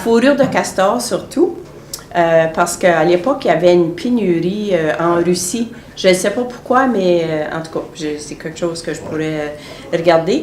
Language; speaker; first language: French; native; French